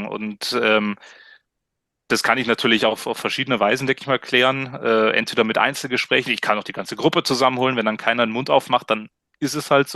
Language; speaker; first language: German; native; German